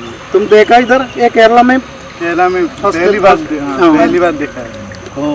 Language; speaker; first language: Hindi; non-native, learner; Malayalam